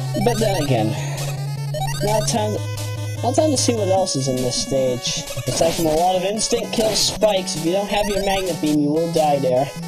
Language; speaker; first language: English; native; English